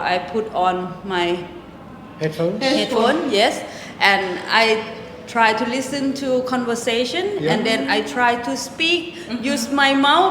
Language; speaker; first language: English; non-native, local second language; Thai